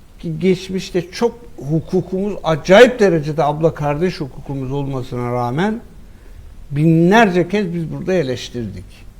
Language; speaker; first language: Turkish; native; Turkish